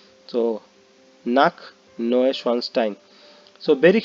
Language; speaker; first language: German; non-native, learner; Hindi